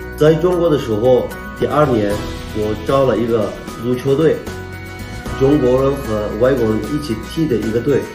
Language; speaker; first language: Chinese; non-native, fluent; Turkish